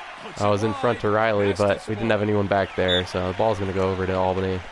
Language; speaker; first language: English; native; English